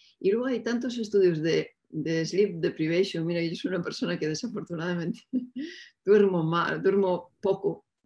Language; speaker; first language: Spanish; native; Spanish